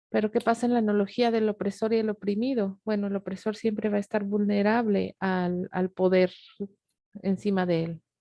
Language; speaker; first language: Spanish; native; Spanish